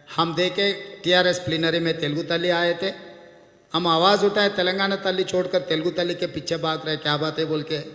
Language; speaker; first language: Hindi; non-native, local second language; Telugu